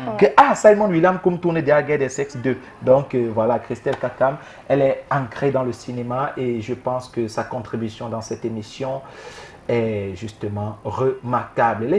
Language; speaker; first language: French; native; French